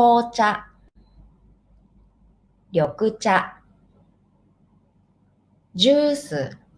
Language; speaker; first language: Japanese; non-native, fluent; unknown